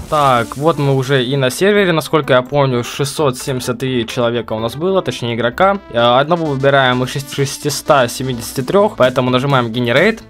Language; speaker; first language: Russian; native; Russian